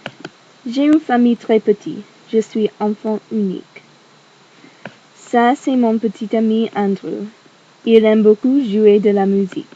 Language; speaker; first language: French; non-native, learner; English